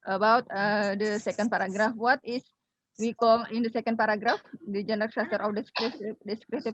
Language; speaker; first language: English; non-native, fluent; Indonesian